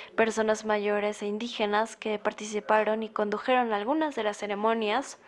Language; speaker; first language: Spanish; non-native, fluent; German